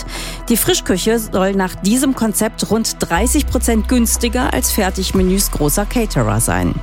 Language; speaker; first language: German; native; German